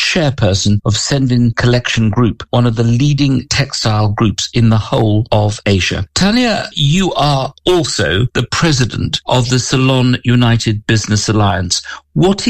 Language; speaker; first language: English; native; English